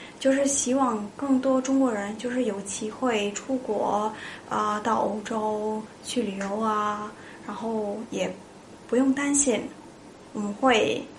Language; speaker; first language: Chinese; non-native, fluent; Czech